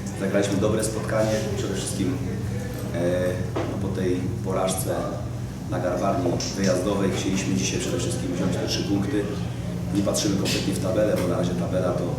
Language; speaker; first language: Polish; native; Polish